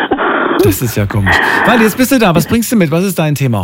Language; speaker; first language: German; native; German